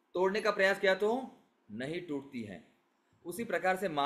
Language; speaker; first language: Hindi; non-native, local second language; Marathi